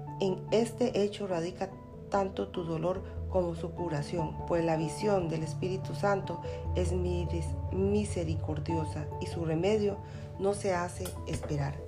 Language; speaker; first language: Spanish; native; Spanish